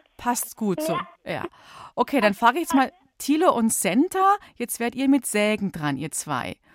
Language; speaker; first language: German; native; German